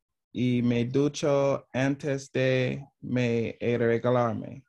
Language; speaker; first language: Spanish; non-native, learner; English